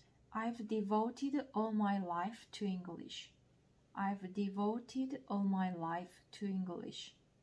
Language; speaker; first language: English; non-native, learner; Korean